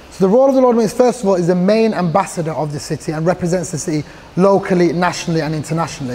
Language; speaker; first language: English; early bilingual, other home language; Somali